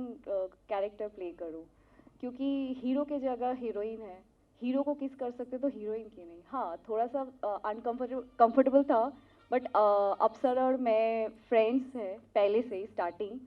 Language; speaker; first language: Hindi; non-native, local second language; Telugu